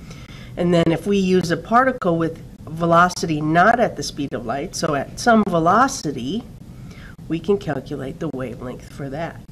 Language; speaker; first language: English; native; English